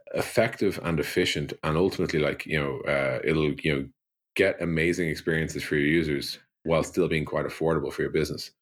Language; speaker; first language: English; native; English